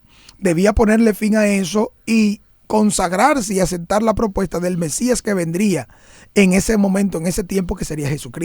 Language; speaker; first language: Spanish; native; Spanish